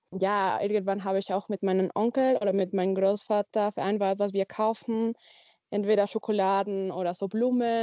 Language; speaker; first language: German; non-native, learner; Spanish